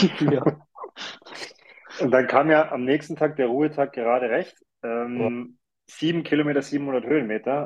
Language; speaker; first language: German; native; German